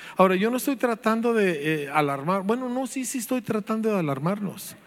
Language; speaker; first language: Spanish; native; Spanish